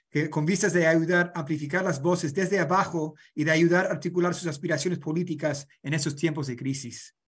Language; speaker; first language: Spanish; non-native, fluent; English